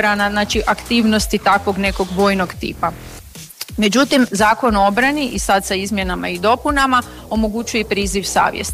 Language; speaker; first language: Serbian; native; Serbian